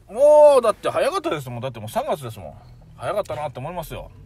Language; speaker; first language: Japanese; native; Japanese